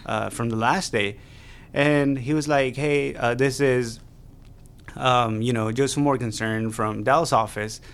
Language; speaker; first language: English; non-native, local second language; Urdu